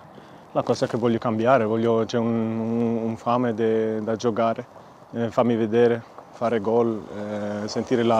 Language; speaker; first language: Italian; non-native, fluent; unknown